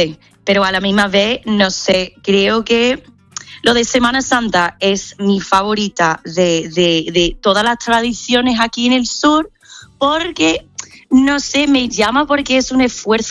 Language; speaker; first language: Spanish; non-native, fluent; English